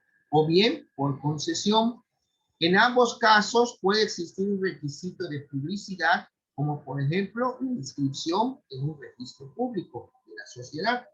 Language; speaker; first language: Spanish; native; Spanish